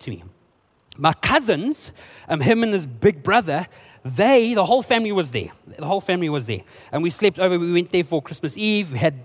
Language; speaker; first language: English; non-native, local second language; Afrikaans